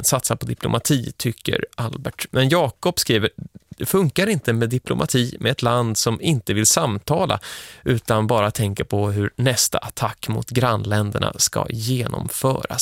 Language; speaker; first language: Swedish; native; Swedish